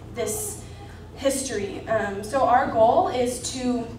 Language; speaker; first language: English; native; English